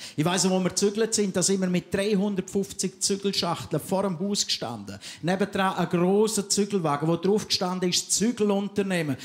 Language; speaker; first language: German; native; German